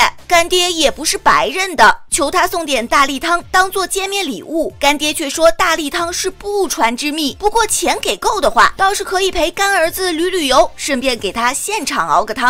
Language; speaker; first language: Chinese; native; Chinese